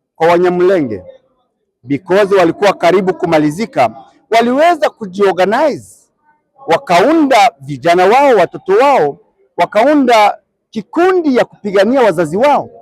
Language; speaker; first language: Swahili; non-native, local second language; Kinyarwanda